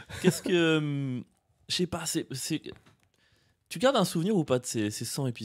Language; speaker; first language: French; native; French